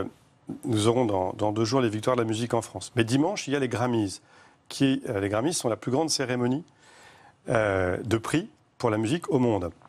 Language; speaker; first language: French; native; French